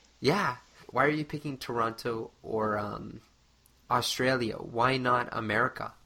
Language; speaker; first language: English; non-native, fluent; Japanese